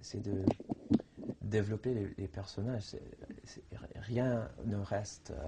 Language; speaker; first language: French; non-native, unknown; English